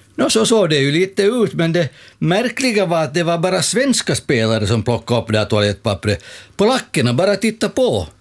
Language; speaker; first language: Swedish; native; Swedish